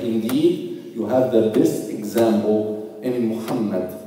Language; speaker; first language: English; non-native, fluent; Arabic